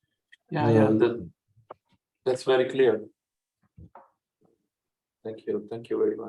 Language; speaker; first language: English; non-native, fluent; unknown